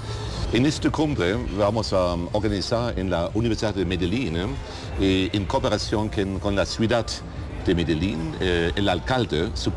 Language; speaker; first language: Spanish; non-native, learner; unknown